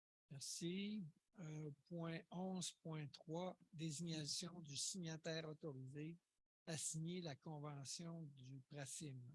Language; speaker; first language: French; native; French